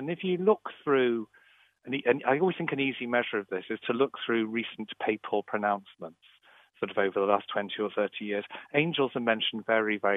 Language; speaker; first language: English; native; English